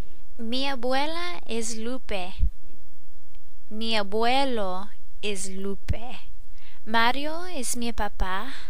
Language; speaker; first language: Spanish; non-native, learner; English